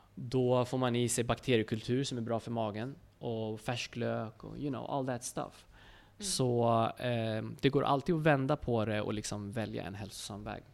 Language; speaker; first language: Swedish; early bilingual, other home language; Kurdish